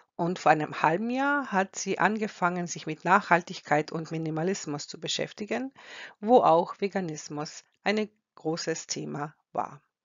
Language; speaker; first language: German; non-native, fluent; Croatian